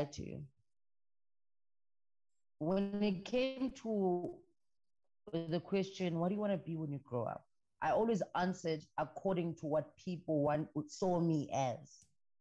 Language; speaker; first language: English; non-native, local second language; Xhosa